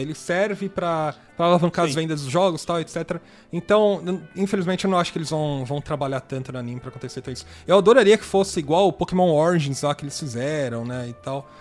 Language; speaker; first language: Portuguese; native; Portuguese